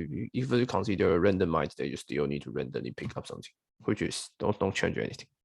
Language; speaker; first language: English; non-native, fluent; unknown